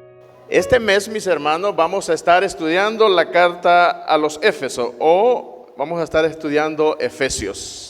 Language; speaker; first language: Spanish; native; Spanish